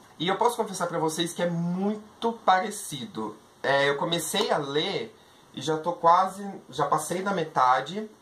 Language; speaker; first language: Portuguese; native; Portuguese